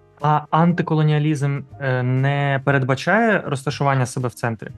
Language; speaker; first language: Ukrainian; native; Ukrainian